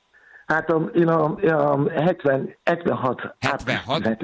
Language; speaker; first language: Hungarian; non-native, fluent; Yoruba